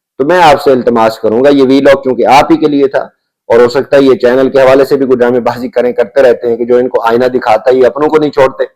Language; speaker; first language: Urdu; non-native, local second language; Punjabi